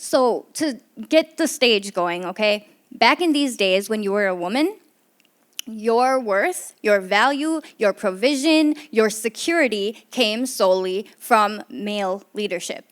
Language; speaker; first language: English; native; English